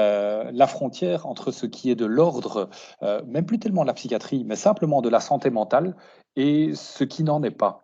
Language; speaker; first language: French; native; French